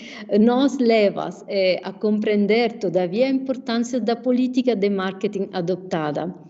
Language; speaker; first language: Portuguese; non-native, fluent; Italian